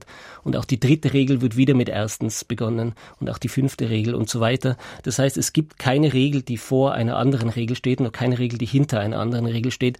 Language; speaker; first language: German; native; German